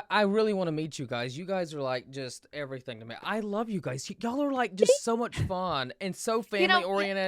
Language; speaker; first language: English; native; English